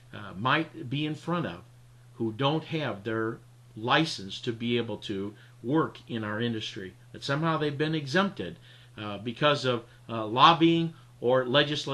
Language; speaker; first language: English; native; English